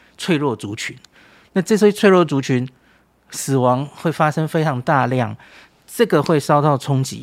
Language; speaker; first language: Chinese; native; Chinese